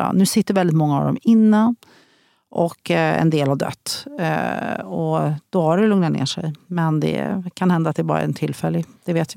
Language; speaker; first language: Swedish; native; Swedish